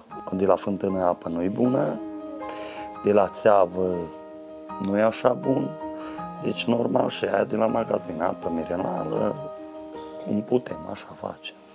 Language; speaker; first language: Romanian; non-native, local second language; Hungarian